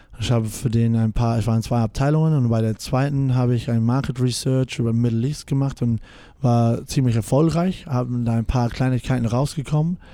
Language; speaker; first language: German; non-native, fluent; English